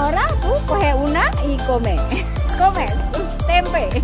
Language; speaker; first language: Spanish; non-native, learner; Indonesian